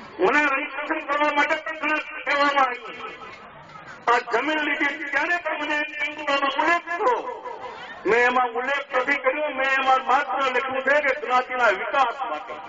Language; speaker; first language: Gujarati; native; Gujarati